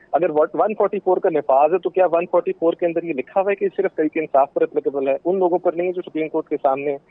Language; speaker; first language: Urdu; native; Urdu